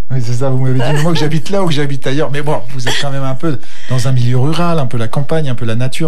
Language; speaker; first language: French; native; French